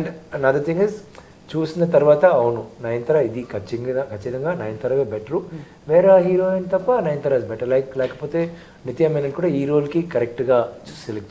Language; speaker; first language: Telugu; non-native, learner; Tamil